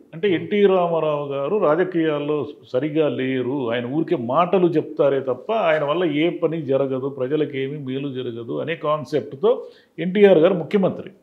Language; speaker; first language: Telugu; native; Telugu